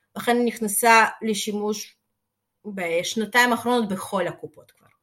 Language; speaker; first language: Hebrew; non-native, fluent; Russian